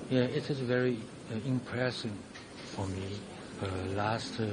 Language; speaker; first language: English; non-native, learner; Chinese